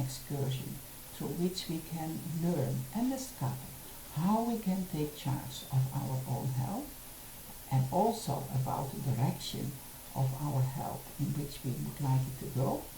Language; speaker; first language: English; non-native, fluent; Dutch